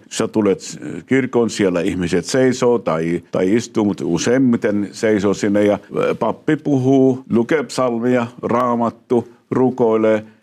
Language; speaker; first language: Finnish; non-native, fluent; Arabic